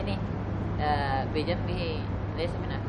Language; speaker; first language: Arabic; non-native, learner; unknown